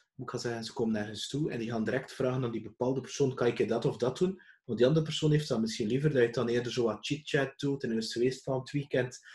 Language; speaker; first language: Dutch; native; Dutch